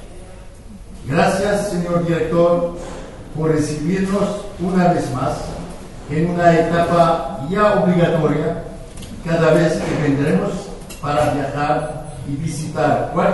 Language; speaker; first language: Spanish; non-native, fluent; French